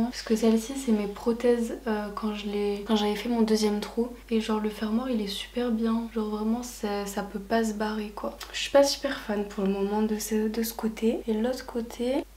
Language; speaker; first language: French; native; French